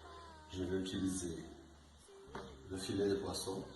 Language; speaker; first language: French; non-native, learner; Portuguese